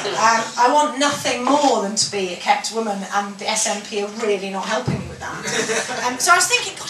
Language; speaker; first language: English; native; English